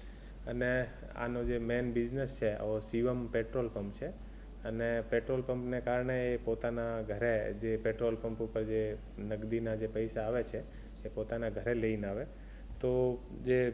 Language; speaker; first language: Gujarati; non-native, fluent; Hindi